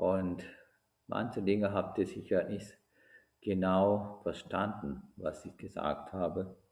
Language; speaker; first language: German; non-native, fluent; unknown